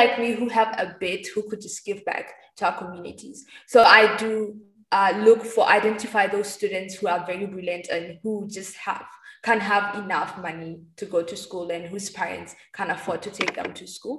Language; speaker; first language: English; non-native, local second language; Tswana